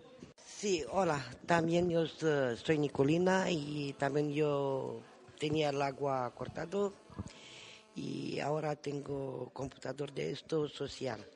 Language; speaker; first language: Spanish; non-native, learner; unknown